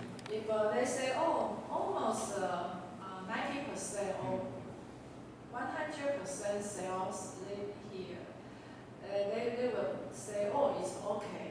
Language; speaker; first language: English; non-native, learner; Chinese